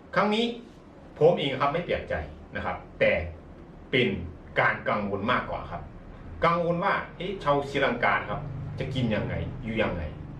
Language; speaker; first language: Thai; non-native, fluent; Chinese